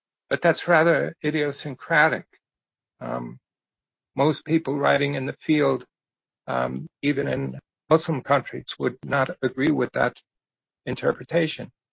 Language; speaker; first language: English; native; English